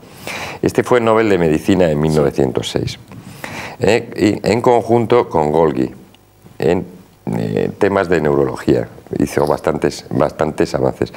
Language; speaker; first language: Spanish; native; Spanish